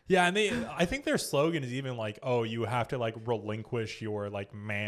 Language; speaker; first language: English; native; English